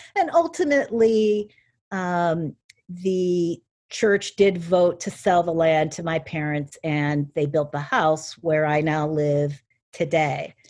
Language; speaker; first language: English; native; English